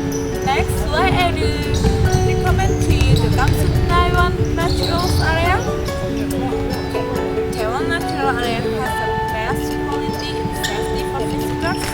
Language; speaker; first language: English; non-native, learner; Indonesian